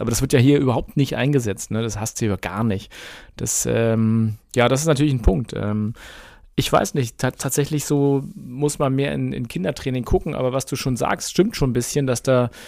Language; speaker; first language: German; native; German